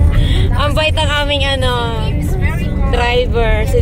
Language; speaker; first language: Filipino; native; Filipino